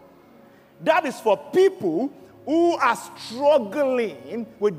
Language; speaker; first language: English; non-native, local second language; Yoruba